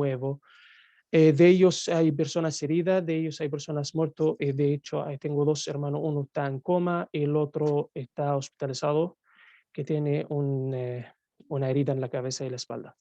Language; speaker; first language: Spanish; non-native, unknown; Arabic